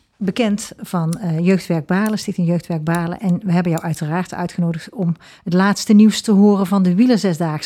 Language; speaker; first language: Dutch; native; Dutch